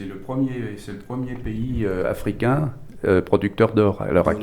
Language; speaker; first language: French; native; French